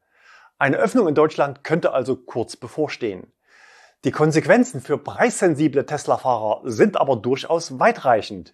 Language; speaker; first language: German; native; German